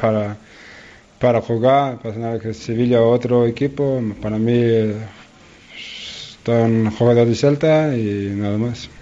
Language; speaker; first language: Spanish; non-native, learner; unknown